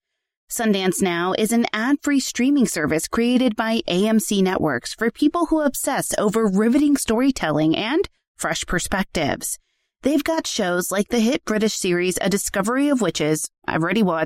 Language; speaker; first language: English; native; English